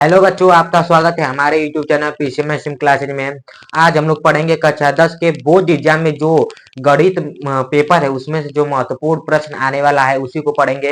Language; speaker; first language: Hindi; native; Hindi